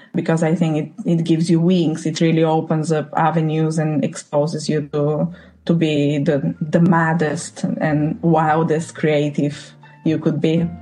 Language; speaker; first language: English; non-native, fluent; Bulgarian